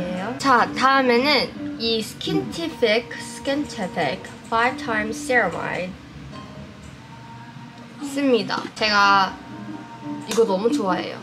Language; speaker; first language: Korean; non-native, fluent; English